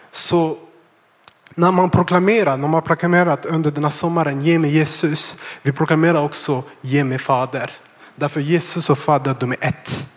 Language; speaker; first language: Swedish; non-native, fluent; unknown